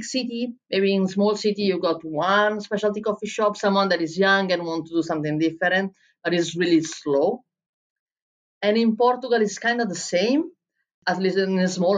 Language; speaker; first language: English; non-native, fluent; Italian